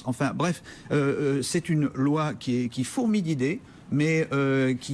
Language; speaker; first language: French; native; French